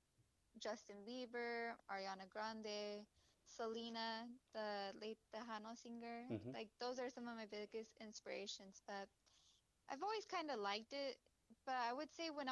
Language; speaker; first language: English; native; English